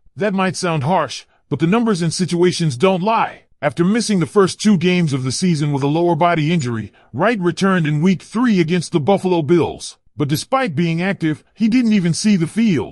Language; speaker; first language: English; native; English